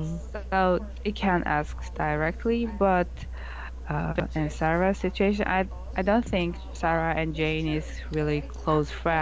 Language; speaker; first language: English; non-native, learner; Korean